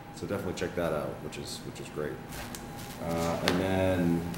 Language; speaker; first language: English; native; English